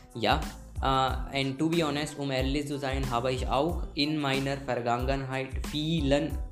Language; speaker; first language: German; non-native, learner; Hindi